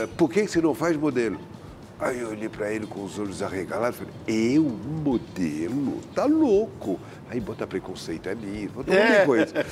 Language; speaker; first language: Portuguese; non-native, fluent; French